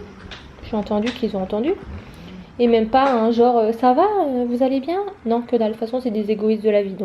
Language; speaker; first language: French; native; French